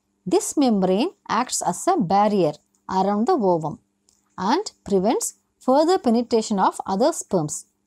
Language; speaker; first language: English; non-native, local second language; Tamil